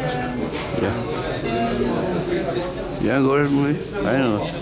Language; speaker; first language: English; non-native, learner; Vietnamese